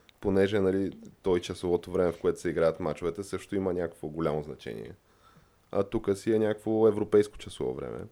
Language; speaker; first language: Bulgarian; native; Bulgarian